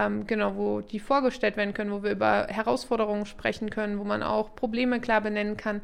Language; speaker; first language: German; native; German